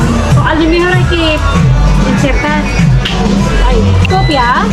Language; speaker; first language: Spanish; non-native, learner; Filipino